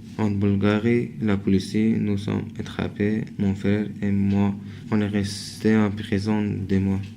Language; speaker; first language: French; non-native, learner; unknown